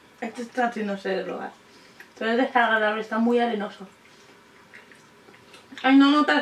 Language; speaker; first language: Spanish; native; Spanish